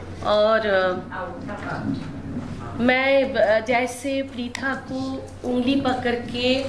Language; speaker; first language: Hindi; non-native, local second language; Bangla